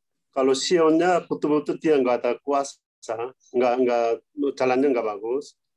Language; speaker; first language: Indonesian; non-native, learner; Korean